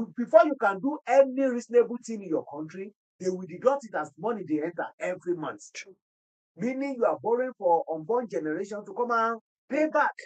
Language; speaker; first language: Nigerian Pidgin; non-native, local second language; Yoruba